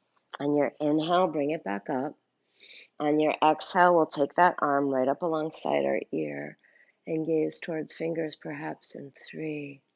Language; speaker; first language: English; native; English